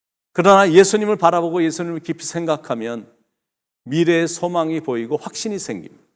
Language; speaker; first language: Korean; native; Korean